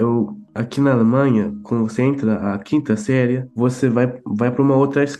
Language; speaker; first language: Portuguese; early bilingual, heritage; Portuguese